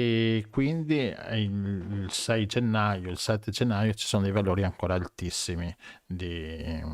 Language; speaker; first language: Italian; native; Italian